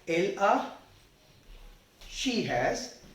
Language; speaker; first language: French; non-native, fluent; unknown